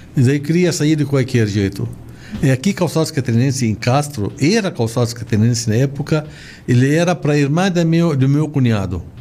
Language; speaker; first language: Portuguese; non-native, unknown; Arabic